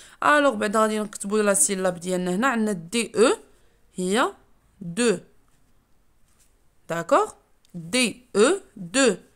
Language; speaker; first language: French; non-native, local second language; Arabic